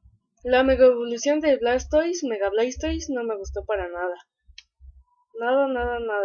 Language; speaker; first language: Spanish; native; Spanish